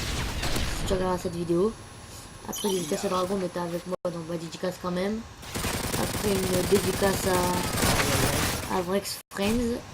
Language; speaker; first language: French; native; French